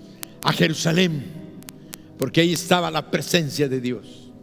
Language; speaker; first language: Spanish; native; Spanish